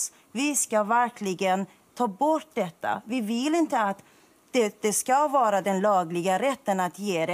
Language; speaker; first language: Swedish; non-native, fluent; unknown